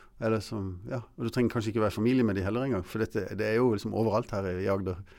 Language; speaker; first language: Norwegian; early bilingual, other home language; English